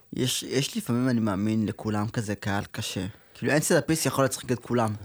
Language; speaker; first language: Hebrew; native; Hebrew